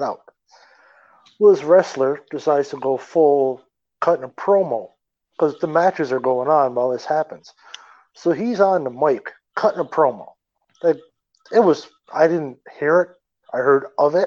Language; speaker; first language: English; native; English